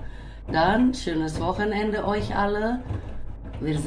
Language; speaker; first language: German; non-native, fluent; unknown